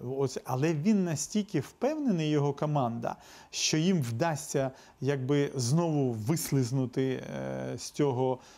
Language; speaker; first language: Ukrainian; non-native, local second language; Russian